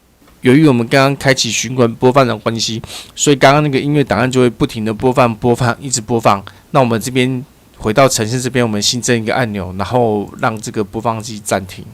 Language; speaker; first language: Chinese; native; Chinese